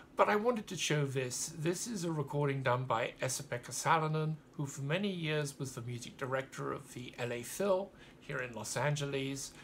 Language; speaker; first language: English; native; English